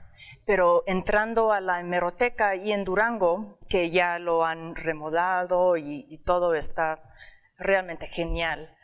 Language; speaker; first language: Spanish; early bilingual, heritage; English